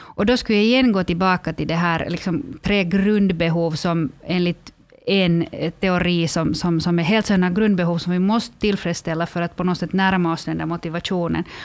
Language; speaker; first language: Swedish; native; Swedish